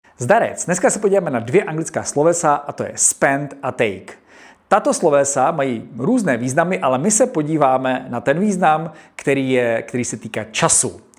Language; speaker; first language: Czech; native; Czech